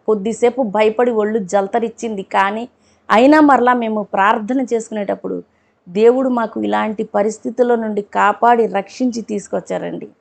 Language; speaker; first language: Telugu; non-native, local second language; Urdu